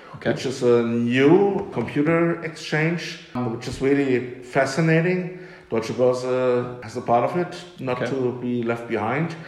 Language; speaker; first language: English; non-native, fluent; German